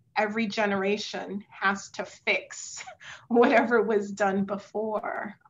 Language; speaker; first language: English; native; English